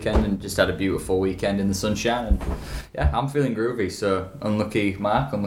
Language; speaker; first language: English; native; English